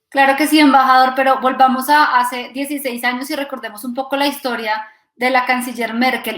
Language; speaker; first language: Spanish; native; Spanish